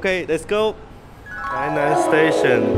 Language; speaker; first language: English; non-native, local second language; Chinese